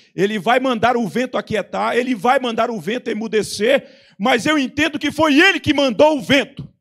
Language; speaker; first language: Portuguese; native; Portuguese